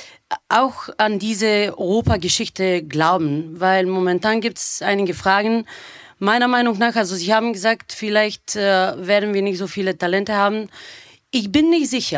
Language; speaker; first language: German; non-native, fluent; Bulgarian